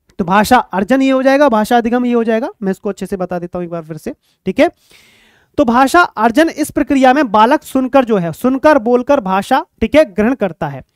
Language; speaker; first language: Hindi; native; Hindi